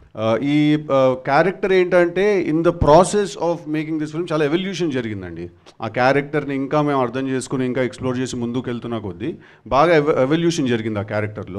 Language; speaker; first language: Telugu; native; Telugu